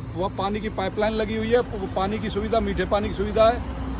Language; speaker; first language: Hindi; native; Hindi